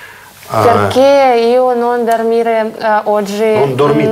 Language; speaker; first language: Italian; non-native, learner; Russian